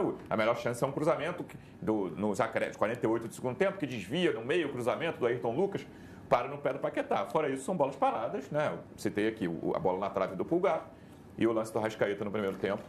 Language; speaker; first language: Portuguese; native; Portuguese